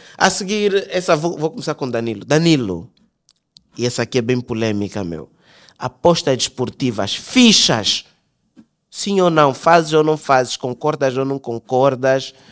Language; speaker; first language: Portuguese; native; Portuguese